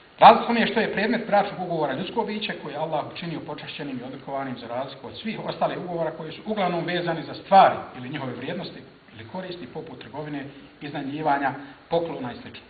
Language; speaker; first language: Bosnian; native; Bosnian